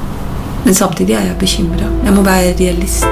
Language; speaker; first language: Norwegian; non-native, fluent; English